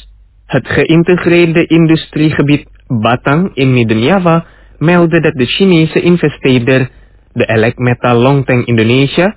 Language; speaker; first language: Dutch; non-native, fluent; Indonesian